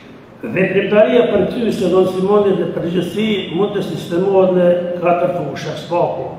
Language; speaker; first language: Albanian; native; Albanian